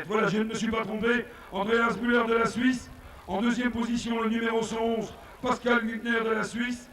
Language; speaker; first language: French; native; French